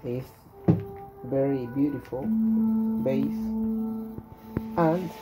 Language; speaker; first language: English; non-native, learner; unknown